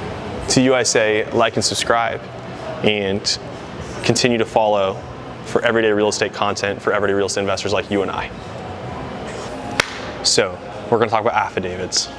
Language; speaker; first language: English; native; English